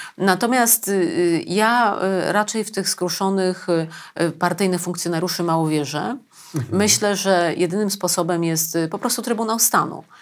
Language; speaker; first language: Polish; native; Polish